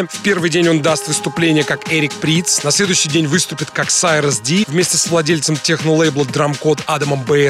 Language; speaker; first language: Russian; native; Russian